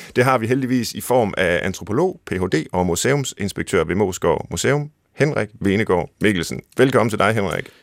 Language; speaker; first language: Danish; native; Danish